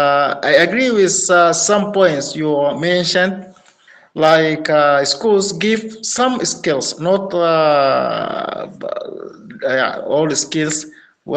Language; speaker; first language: English; non-native, learner; Arabic